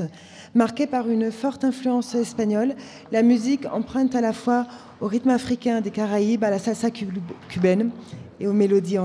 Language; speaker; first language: French; native; French